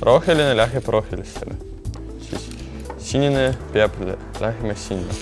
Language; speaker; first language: Estonian; non-native, local second language; Russian